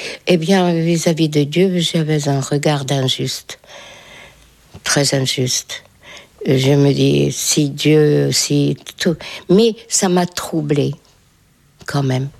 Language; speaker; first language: French; non-native, fluent; Hungarian